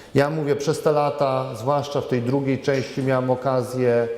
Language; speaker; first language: Polish; native; Polish